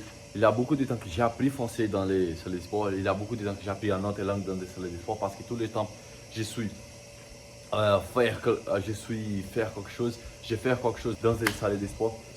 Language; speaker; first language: French; non-native, learner; Portuguese